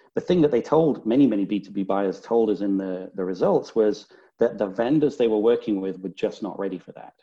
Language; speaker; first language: English; native; English